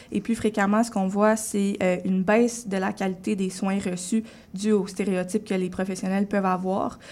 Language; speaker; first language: French; native; French